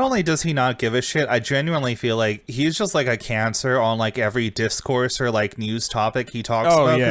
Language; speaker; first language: English; native; English